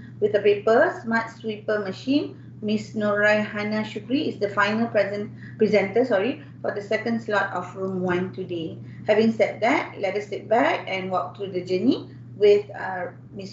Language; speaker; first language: English; non-native, local second language; Malay